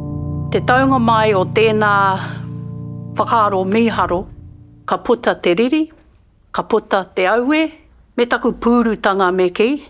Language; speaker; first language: Māori; non-native, local second language; English